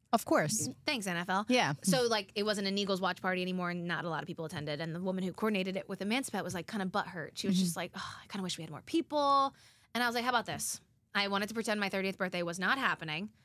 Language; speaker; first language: English; native; English